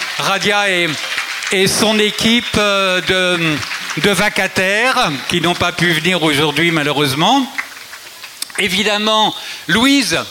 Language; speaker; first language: French; native; French